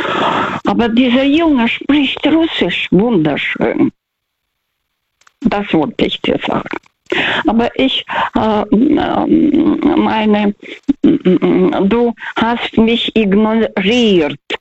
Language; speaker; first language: German; non-native, fluent; Russian